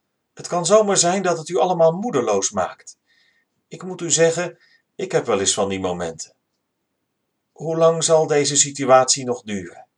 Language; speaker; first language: Dutch; native; Dutch